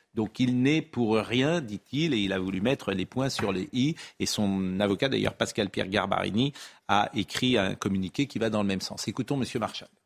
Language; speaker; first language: French; native; French